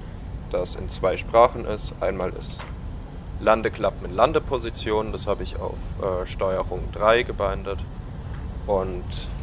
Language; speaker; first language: German; native; German